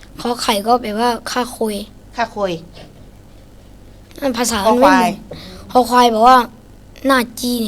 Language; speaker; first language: Thai; non-native, learner; Shan